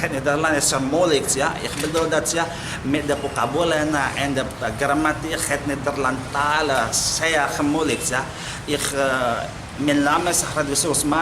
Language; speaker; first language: Dutch; non-native, learner; Indonesian